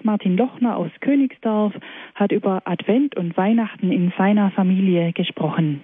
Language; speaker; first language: German; native; German